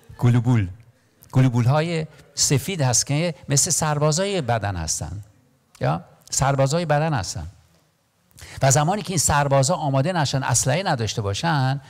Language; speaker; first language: Persian; non-native, local second language; Armenian